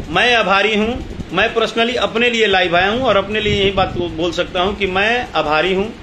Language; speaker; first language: Hindi; non-native, local second language; Bhojpuri